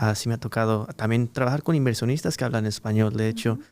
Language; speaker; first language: Spanish; early bilingual, heritage; Spanish